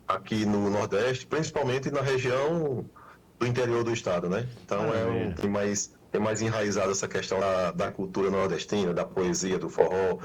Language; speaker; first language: Portuguese; native; Portuguese